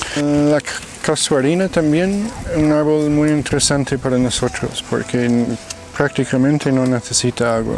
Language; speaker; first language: Spanish; non-native, fluent; English